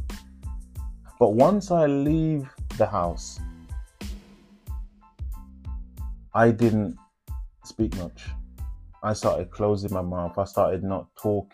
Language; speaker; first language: English; non-native, local second language; Jamaican Creole English